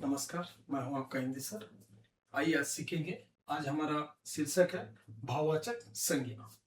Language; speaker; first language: Hindi; non-native, local second language; Telugu